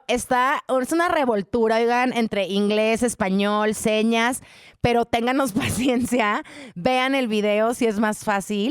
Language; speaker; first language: Spanish; native; Spanish